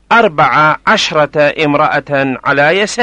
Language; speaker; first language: Arabic; non-native, fluent; Persian